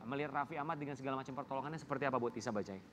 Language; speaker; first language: Indonesian; native; Indonesian